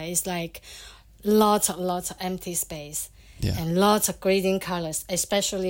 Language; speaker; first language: English; non-native, fluent; Chinese